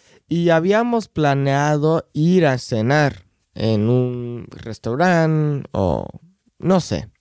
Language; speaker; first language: Spanish; non-native, fluent; English